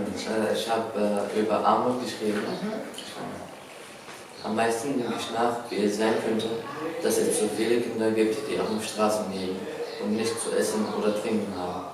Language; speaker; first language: German; non-native, learner; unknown